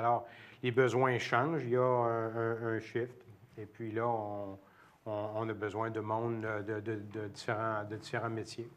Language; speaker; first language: French; native; French